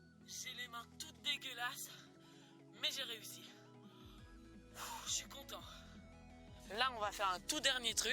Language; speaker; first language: French; native; French